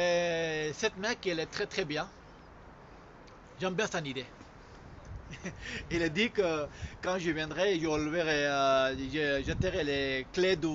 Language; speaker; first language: French; non-native, fluent; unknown